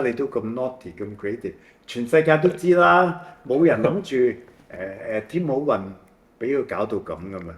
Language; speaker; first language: Cantonese; native; Cantonese